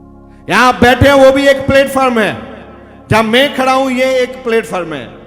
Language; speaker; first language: Hindi; non-native, local second language; Punjabi